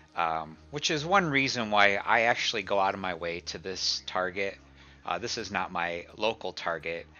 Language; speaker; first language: English; native; English